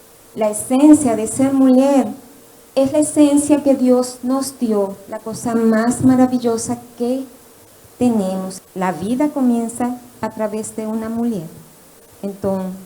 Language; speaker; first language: Portuguese; non-native, learner; Spanish